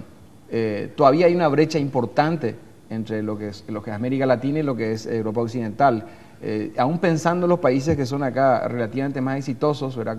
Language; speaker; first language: Spanish; native; Spanish